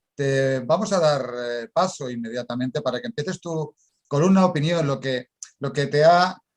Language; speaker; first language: Spanish; native; Spanish